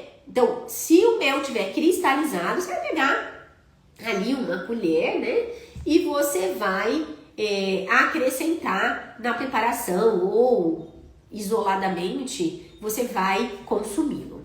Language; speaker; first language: Portuguese; native; Portuguese